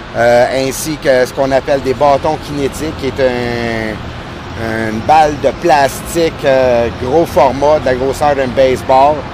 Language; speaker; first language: French; native; French